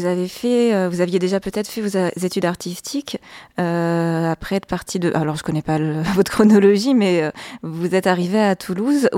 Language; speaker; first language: French; native; French